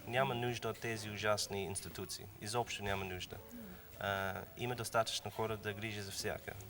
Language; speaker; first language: Bulgarian; non-native, learner; English